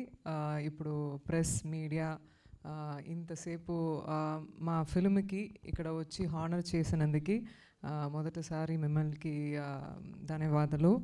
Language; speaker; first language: Telugu; non-native, fluent; Tamil